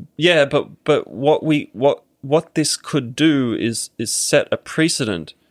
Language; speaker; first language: English; native; English